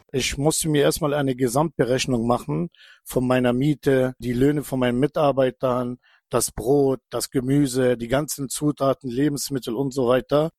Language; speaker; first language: German; non-native, fluent; Turkish